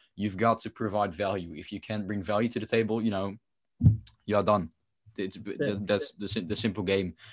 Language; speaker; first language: English; non-native, fluent; Dutch